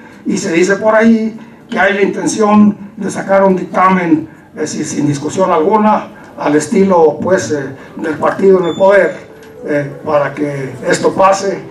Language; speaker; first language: Spanish; native; Spanish